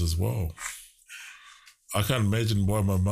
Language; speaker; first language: English; native; English